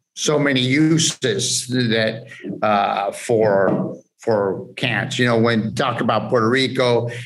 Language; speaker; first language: English; early bilingual, other home language; Spanish